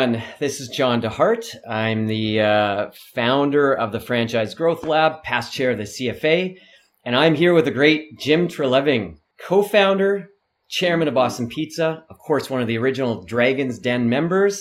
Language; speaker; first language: English; native; English